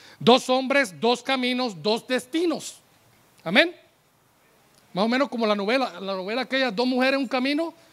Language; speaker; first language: Spanish; native; Spanish